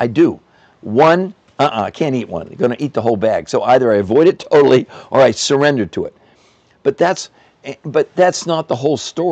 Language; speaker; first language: English; native; English